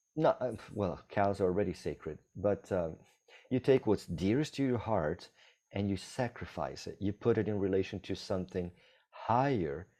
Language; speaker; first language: English; non-native, fluent; Italian